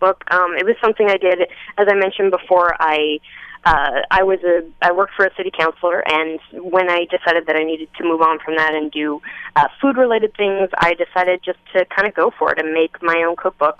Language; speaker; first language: English; native; English